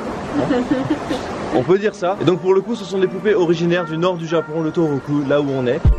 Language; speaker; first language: French; native; French